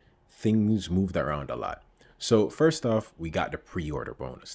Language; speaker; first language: English; native; English